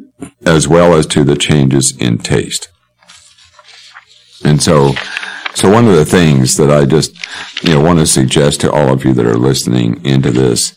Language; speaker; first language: English; native; English